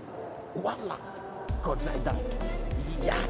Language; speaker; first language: German; non-native, learner; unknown